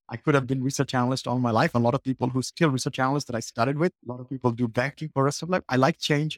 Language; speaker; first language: English; non-native, local second language; Bangla